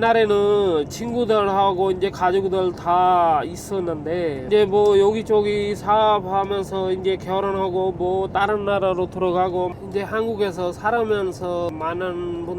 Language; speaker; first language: Korean; non-native, fluent; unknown